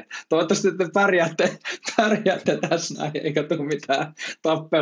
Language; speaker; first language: Finnish; native; Finnish